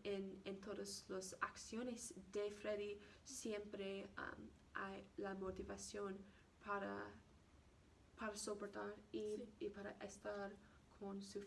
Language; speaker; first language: Spanish; non-native, learner; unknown